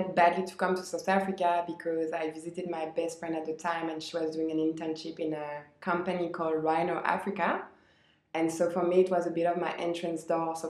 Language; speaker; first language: English; non-native, fluent; French